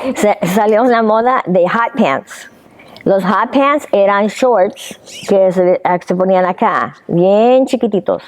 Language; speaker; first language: Spanish; early bilingual, heritage; Spanish